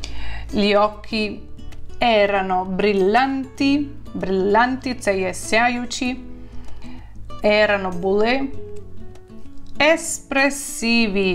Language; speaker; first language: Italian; non-native, fluent; Ukrainian